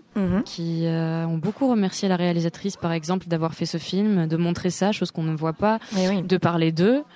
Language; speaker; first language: French; non-native, local second language; Arabic